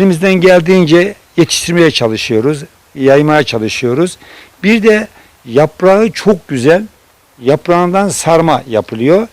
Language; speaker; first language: Turkish; native; Turkish